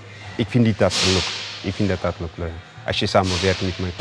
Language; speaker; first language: Dutch; non-native, learner; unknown